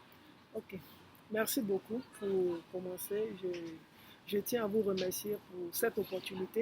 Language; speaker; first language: French; non-native, fluent; Yoruba